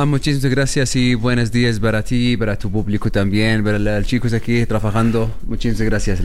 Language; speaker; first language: Spanish; non-native, learner; Arabic